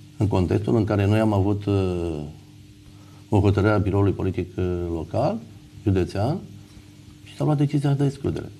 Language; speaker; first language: Romanian; native; Romanian